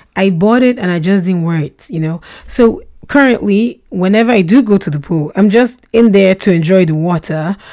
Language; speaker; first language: English; non-native, local second language; Russian